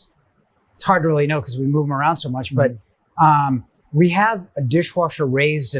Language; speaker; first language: English; native; English